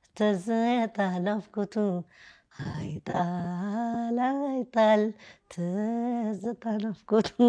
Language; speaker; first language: Amharic; native; Amharic